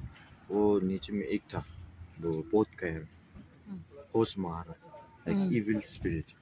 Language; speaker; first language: Hindi; non-native, fluent; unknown